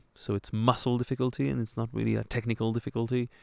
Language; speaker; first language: English; non-native, fluent; French